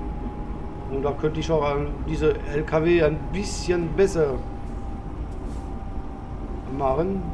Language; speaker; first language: German; non-native, learner; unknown